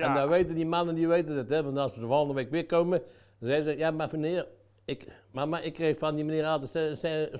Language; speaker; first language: Dutch; native; Dutch